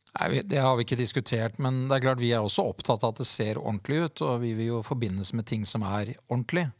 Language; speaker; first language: Norwegian; native; Norwegian